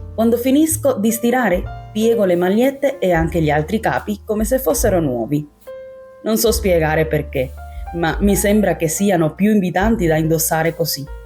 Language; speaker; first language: Italian; non-native, fluent; Spanish